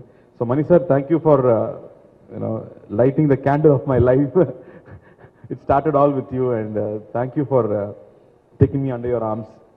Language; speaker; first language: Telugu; non-native, local second language; Tamil